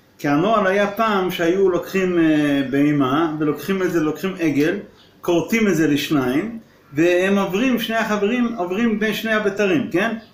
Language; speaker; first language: Hebrew; non-native, local second language; Yiddish